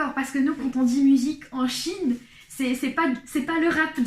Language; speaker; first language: French; non-native, local second language; Arabic